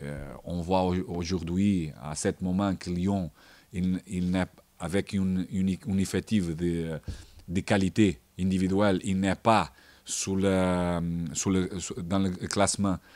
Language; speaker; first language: French; non-native, fluent; Portuguese